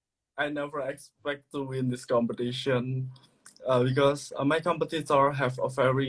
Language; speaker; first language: English; non-native, learner; Indonesian